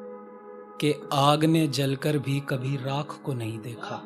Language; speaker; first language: Hindi; native; Hindi